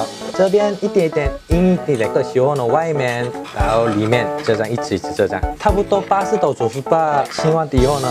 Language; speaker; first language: Chinese; non-native, learner; Korean